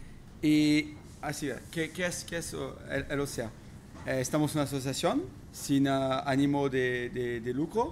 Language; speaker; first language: Spanish; non-native, fluent; French